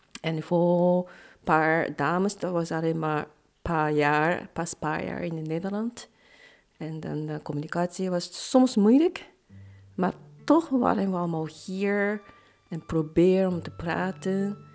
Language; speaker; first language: Dutch; non-native, learner; Japanese